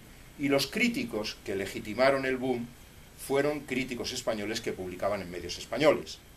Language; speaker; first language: Spanish; native; Spanish